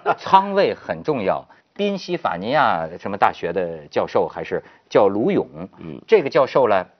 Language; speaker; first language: Chinese; native; Chinese